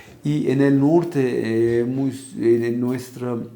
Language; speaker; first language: Spanish; non-native, fluent; Turkish